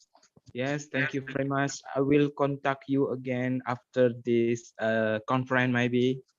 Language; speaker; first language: English; non-native, learner; Indonesian